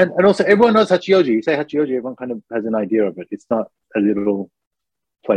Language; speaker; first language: English; native; English